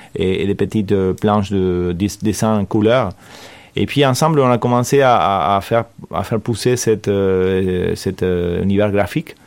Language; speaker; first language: French; non-native, fluent; Spanish